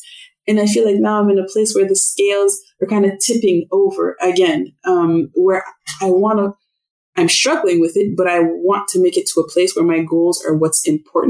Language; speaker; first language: English; non-native, fluent; French